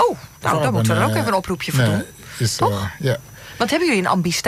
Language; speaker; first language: Dutch; native; Dutch